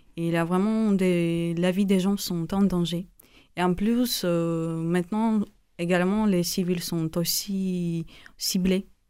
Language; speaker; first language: French; non-native, fluent; Armenian